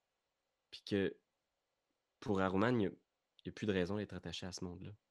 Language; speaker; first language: French; native; French